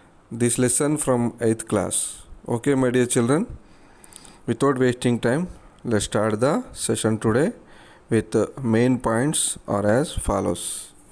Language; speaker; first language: English; non-native, local second language; Telugu